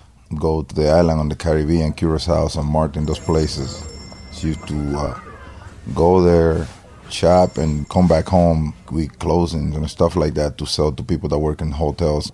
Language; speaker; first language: English; non-native, fluent; Spanish